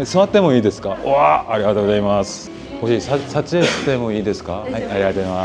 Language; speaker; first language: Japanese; non-native, learner; Korean